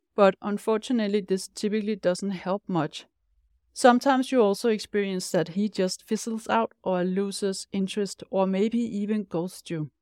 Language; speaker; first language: English; non-native, fluent; Danish